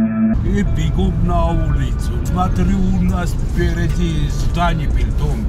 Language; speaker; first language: Russian; non-native, local second language; Armenian